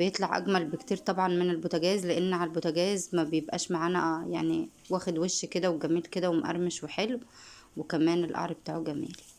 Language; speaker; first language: Arabic; native; Arabic